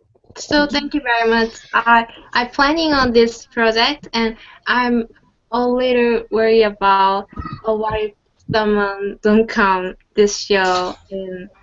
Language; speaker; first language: English; non-native, learner; Korean